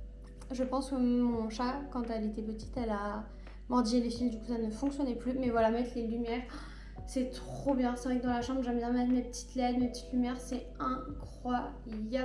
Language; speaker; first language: French; native; French